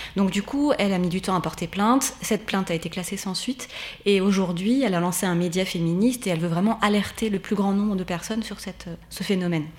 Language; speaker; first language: French; native; French